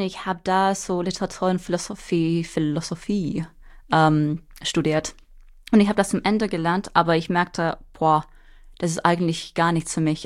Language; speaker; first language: German; non-native, fluent; English